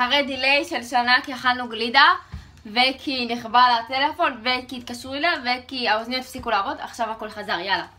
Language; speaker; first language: Hebrew; native; Hebrew